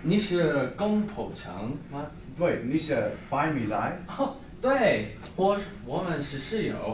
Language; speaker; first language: Chinese; non-native, learner; English